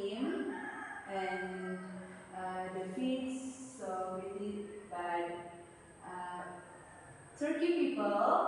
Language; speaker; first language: English; non-native, learner; Indonesian